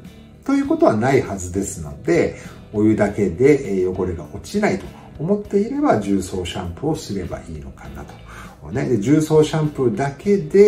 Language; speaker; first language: Japanese; native; Japanese